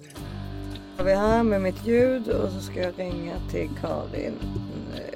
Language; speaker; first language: Swedish; native; Swedish